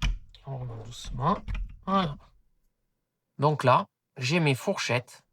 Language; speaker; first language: French; native; French